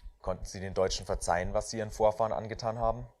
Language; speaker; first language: German; native; German